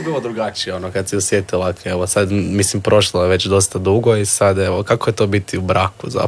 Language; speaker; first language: Serbian; native; Serbian